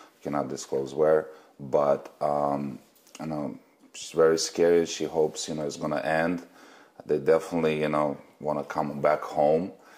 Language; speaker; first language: English; non-native, fluent; Russian